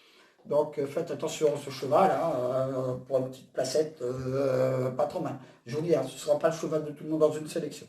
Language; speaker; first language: French; native; French